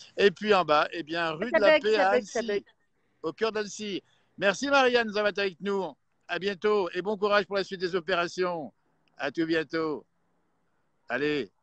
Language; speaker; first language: French; native; French